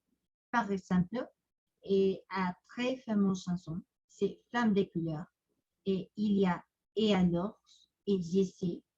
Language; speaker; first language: French; non-native, learner; Spanish